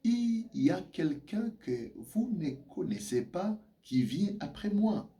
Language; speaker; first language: French; non-native, local second language; Swahili